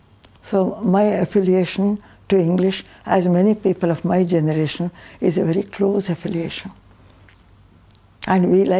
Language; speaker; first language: English; non-native, local second language; Tamil